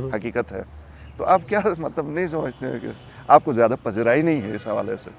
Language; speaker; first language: Urdu; non-native, local second language; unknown